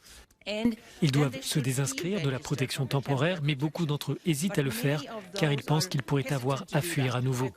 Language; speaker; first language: French; native; French